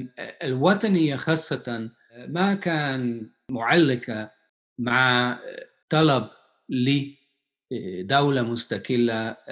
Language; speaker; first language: Arabic; non-native, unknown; Hungarian